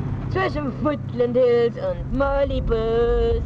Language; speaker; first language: German; native; German